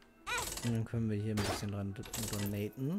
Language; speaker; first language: German; native; German